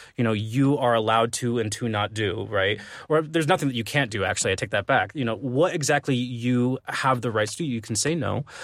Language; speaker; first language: English; native; English